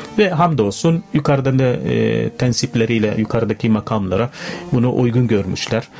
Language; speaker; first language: Turkish; non-native, fluent; Arabic